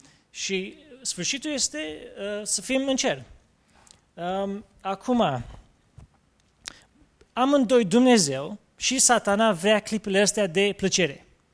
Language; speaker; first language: Romanian; early bilingual, heritage; Romanian